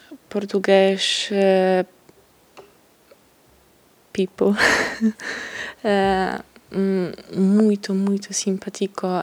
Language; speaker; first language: Portuguese; non-native, learner; Polish